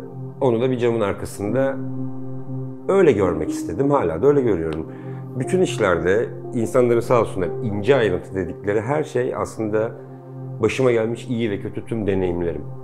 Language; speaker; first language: Turkish; native; Turkish